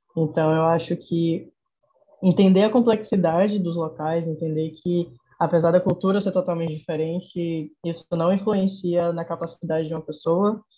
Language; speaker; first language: Portuguese; native; Portuguese